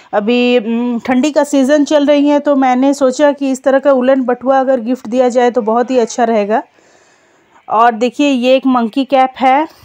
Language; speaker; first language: Hindi; non-native, local second language; Bangla